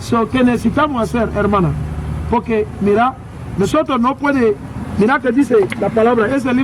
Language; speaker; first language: Spanish; non-native, learner; English